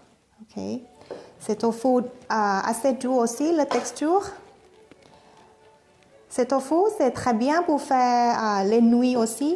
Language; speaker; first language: French; non-native, learner; Thai